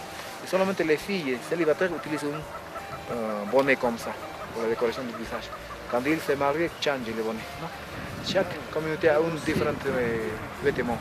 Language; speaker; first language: French; non-native, learner; Spanish